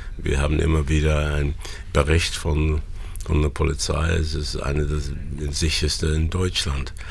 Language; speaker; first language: German; non-native, fluent; English